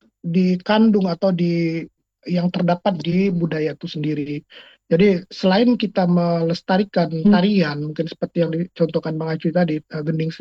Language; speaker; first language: Indonesian; non-native, local second language; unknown